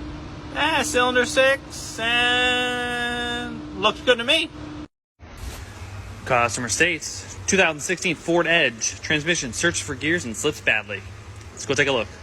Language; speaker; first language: English; native; English